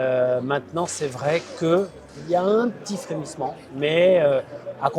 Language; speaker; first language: French; native; French